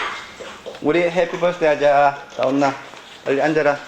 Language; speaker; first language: Korean; native; Korean